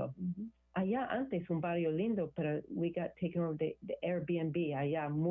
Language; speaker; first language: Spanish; non-native, learner; English